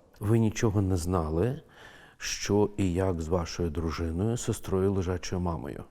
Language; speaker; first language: Ukrainian; native; Ukrainian